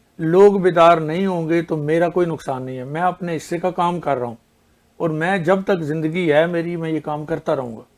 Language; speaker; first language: Urdu; non-native, local second language; Punjabi